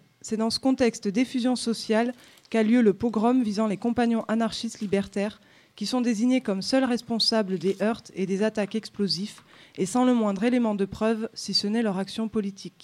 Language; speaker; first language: French; native; French